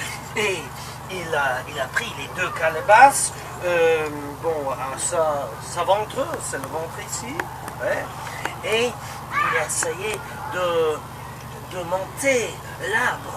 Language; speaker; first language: French; non-native, local second language; Luxembourgish